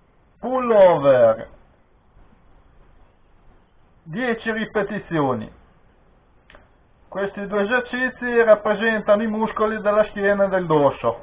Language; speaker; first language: Italian; native; Italian